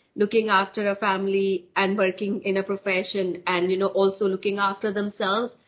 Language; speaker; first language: English; non-native, local second language; Hindi